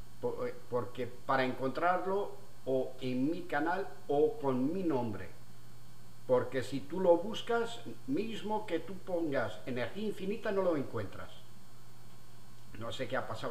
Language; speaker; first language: Spanish; non-native, fluent; Portuguese